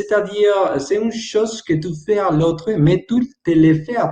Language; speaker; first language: French; non-native, learner; Spanish